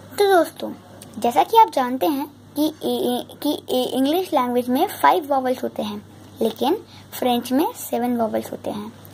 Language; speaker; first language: Hindi; native; Hindi